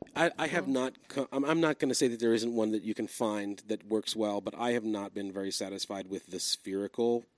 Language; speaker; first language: English; native; English